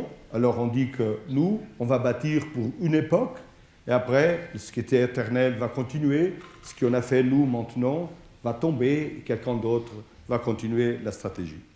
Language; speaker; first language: French; non-native, fluent; Portuguese